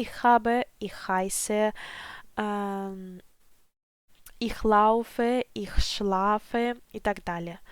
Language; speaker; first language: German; non-native, fluent; Ukrainian